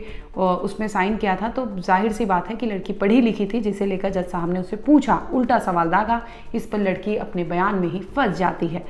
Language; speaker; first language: Hindi; native; Hindi